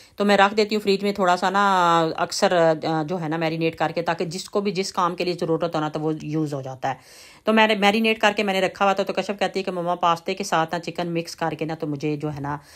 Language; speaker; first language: Urdu; native; Urdu